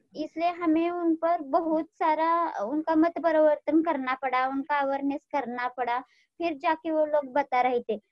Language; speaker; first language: Hindi; non-native, local second language; Marathi